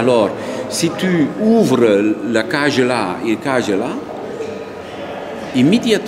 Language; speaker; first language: French; non-native, local second language; Dutch